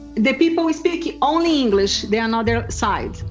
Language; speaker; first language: English; non-native, learner; Portuguese